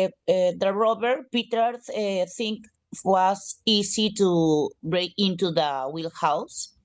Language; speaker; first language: English; non-native, learner; Spanish